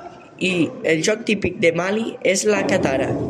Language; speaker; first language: Catalan; non-native, local second language; Spanish